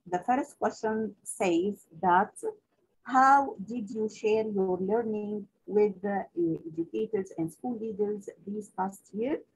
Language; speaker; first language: English; non-native, local second language; Arabic